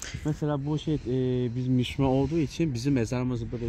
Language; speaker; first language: Turkish; non-native, learner; Chinese